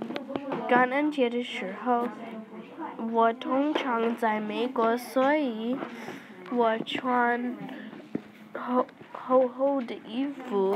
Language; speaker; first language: Chinese; non-native, learner; English